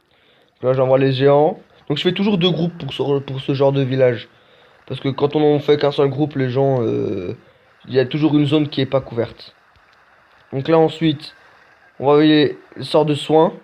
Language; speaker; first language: French; native; French